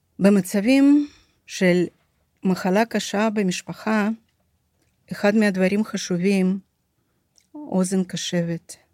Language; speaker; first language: Hebrew; non-native, fluent; Russian